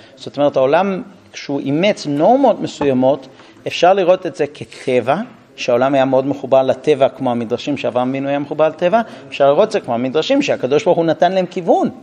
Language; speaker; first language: Hebrew; non-native, fluent; English